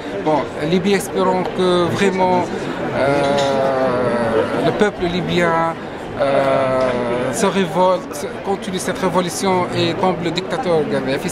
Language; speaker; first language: French; non-native, local second language; Arabic